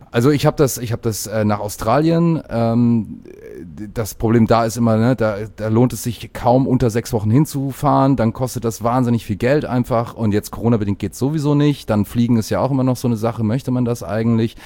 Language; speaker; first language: German; early bilingual, other home language; English